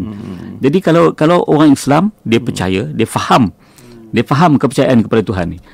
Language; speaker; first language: Malay; native; Malay